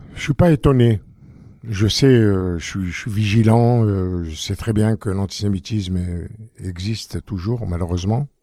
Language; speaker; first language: French; native; French